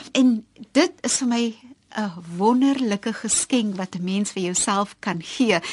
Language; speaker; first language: Afrikaans; native; Afrikaans